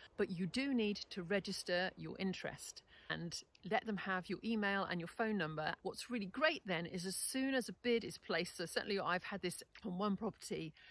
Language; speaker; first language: English; native; English